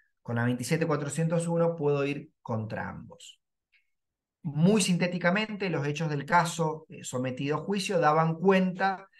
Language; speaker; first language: Spanish; native; Spanish